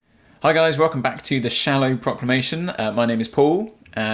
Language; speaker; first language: English; native; English